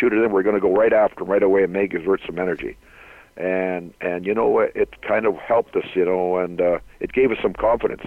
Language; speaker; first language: English; native; English